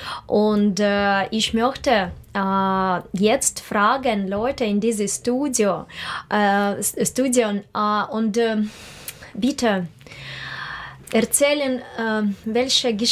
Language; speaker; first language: German; non-native, learner; Russian